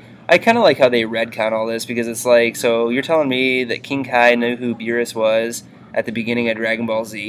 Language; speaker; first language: English; native; English